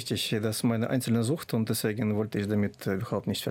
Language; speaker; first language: German; non-native, fluent; Russian